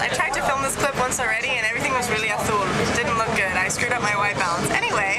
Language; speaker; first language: English; native; English